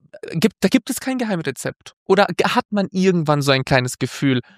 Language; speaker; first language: German; native; German